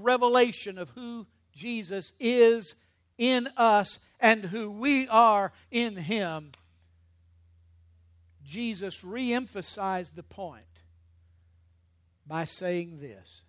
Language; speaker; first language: English; native; English